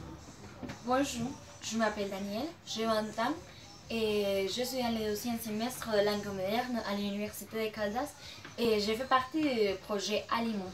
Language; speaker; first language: French; non-native, learner; Spanish